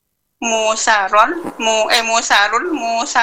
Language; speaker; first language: Arabic; non-native, learner; Indonesian